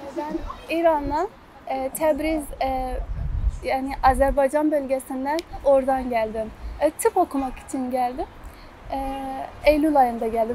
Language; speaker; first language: Turkish; non-native, learner; Azerbaijani